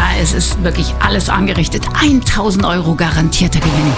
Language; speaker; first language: German; native; German